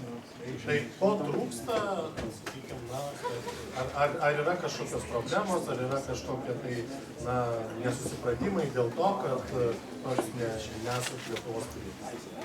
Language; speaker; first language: Lithuanian; native; Lithuanian